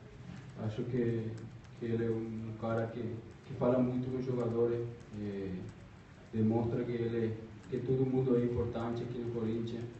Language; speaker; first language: Portuguese; non-native, fluent; Spanish